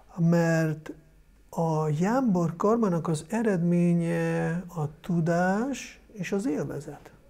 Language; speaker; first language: Hungarian; non-native, fluent; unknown